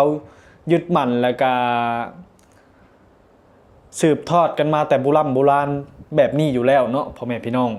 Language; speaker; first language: Thai; non-native, local second language; Northeastern Thai